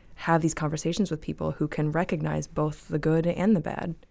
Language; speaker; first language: English; native; English